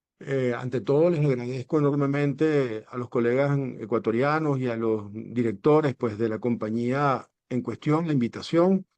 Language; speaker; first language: Spanish; native; Spanish